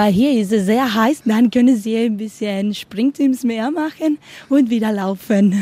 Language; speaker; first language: German; non-native, learner; Spanish